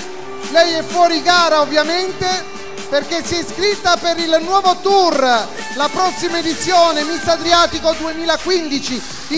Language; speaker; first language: Italian; native; Italian